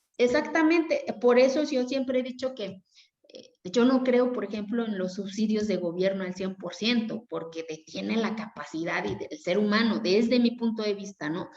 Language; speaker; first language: Spanish; non-native, local second language; Zapotec